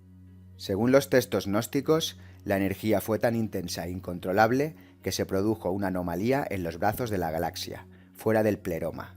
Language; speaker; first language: Spanish; native; Spanish